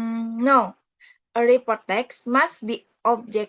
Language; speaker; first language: English; non-native, learner; Indonesian